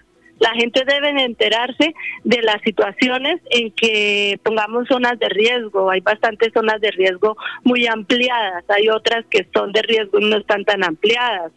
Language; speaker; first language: Spanish; native; Spanish